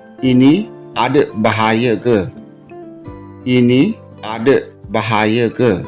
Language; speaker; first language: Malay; non-native, learner; Burmese